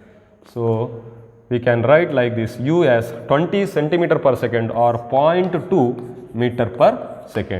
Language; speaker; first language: English; non-native, local second language; Kannada